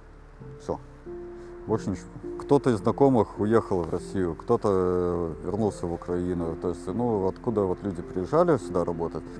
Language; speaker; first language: Russian; native; Russian